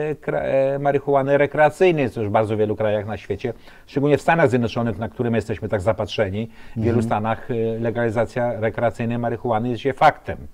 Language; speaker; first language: Polish; native; Polish